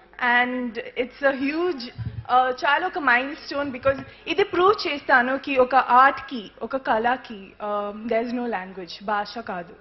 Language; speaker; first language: Telugu; non-native, fluent; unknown